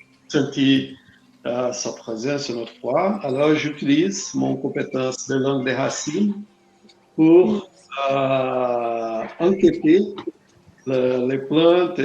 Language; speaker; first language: French; non-native, learner; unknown